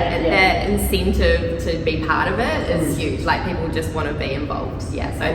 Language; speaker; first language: English; native; English